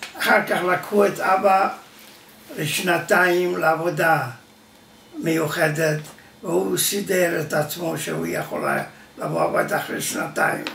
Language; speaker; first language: Hebrew; non-native, fluent; Yiddish